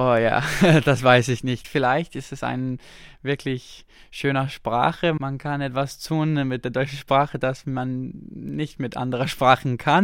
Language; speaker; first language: German; non-native, local second language; Danish